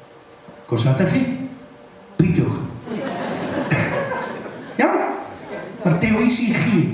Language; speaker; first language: Welsh; native; Welsh